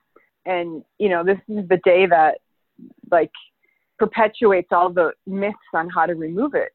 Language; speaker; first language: English; native; English